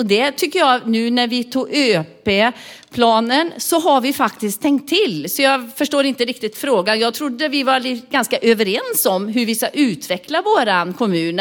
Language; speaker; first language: Swedish; native; Swedish